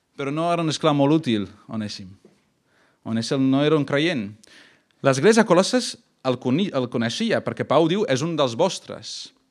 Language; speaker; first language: Catalan; non-native, fluent; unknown